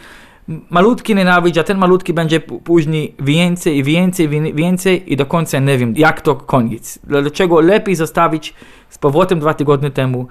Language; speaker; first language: Polish; non-native, learner; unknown